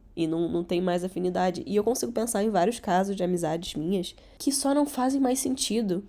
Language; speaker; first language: Portuguese; early bilingual, other home language; Catalan